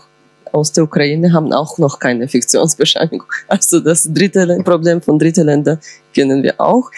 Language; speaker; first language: German; non-native, fluent; Ukrainian